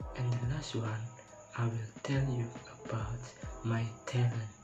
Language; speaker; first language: English; non-native, learner; Indonesian